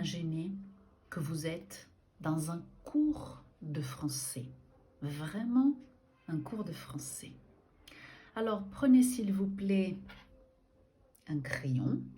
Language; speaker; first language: French; non-native, fluent; Portuguese